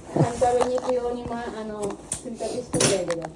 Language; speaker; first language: Japanese; native; Japanese